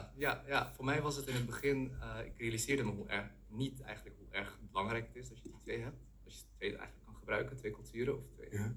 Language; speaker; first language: Dutch; early bilingual, other home language; Arabic